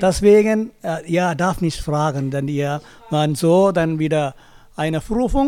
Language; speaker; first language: German; non-native, learner; Tamil